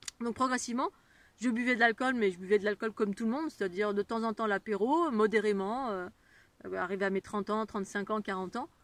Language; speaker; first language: French; native; French